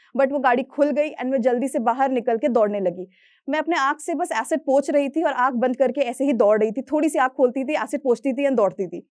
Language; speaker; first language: Hindi; native; Hindi